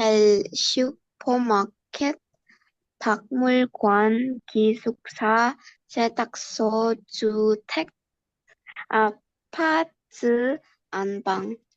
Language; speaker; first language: Korean; non-native, learner; Indonesian